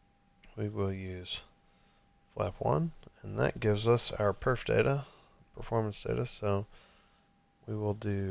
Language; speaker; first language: English; native; English